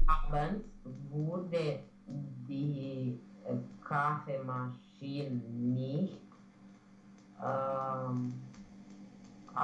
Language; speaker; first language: German; non-native, learner; Romanian